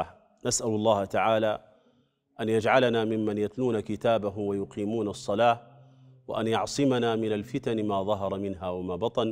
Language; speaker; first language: Arabic; native; Arabic